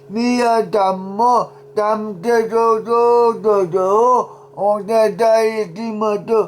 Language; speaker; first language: Japanese; non-native, learner; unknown